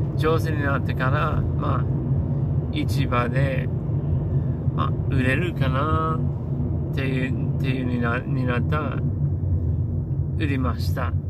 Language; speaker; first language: Japanese; non-native, learner; English